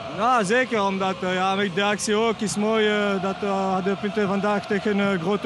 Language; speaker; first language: Dutch; non-native, learner; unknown